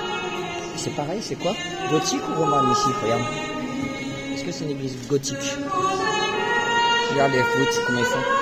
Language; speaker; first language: French; native; French